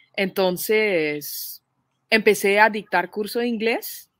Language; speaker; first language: Spanish; non-native, fluent; Dutch